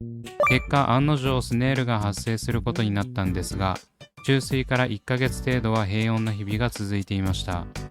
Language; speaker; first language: Japanese; native; Japanese